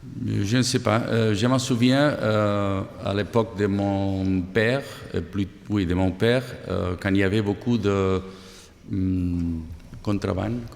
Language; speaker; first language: French; non-native, fluent; Catalan